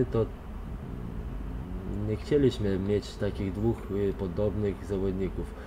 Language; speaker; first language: Polish; non-native, fluent; Lithuanian